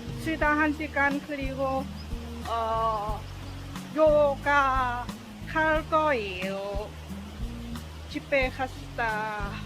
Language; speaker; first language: Korean; non-native, learner; Vietnamese